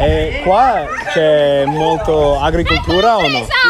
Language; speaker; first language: Italian; non-native, fluent; English